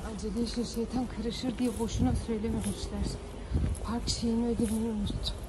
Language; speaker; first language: Turkish; early bilingual, heritage; Turkish